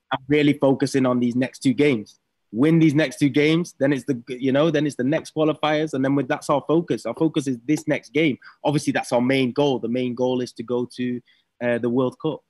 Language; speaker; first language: English; native; English